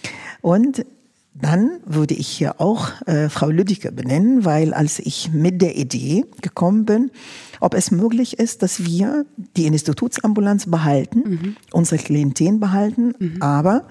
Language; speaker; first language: German; non-native, fluent; Arabic